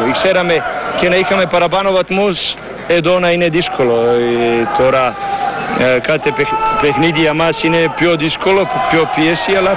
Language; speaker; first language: Greek; non-native, learner; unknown